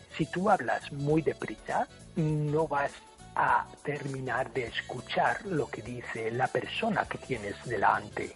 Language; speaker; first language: Spanish; non-native, fluent; English